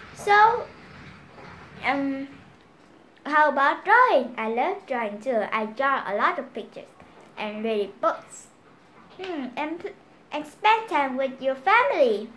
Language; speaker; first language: English; non-native, learner; Vietnamese